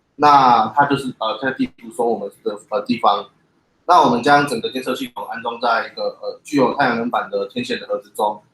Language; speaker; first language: Chinese; native; Chinese